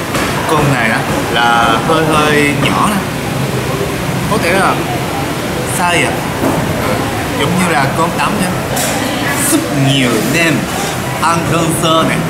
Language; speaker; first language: Vietnamese; non-native, learner; Japanese